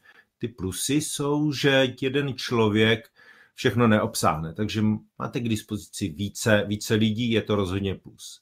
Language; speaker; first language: Czech; native; Czech